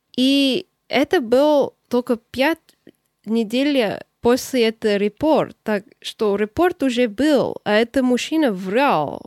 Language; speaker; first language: Russian; early bilingual, heritage; Russian